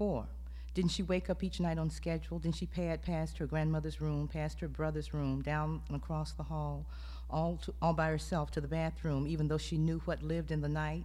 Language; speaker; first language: English; native; English